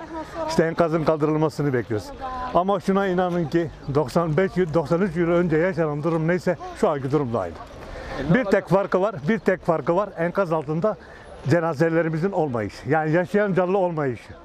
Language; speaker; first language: Turkish; native; Turkish